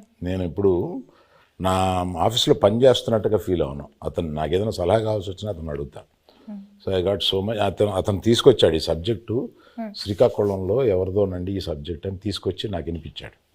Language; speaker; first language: Telugu; native; Telugu